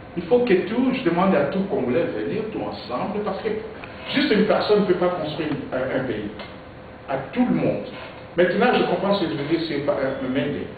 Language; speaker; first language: French; non-native, local second language; Lingala